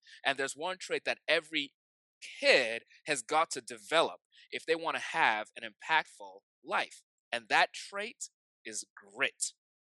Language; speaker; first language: English; non-native, local second language; Yoruba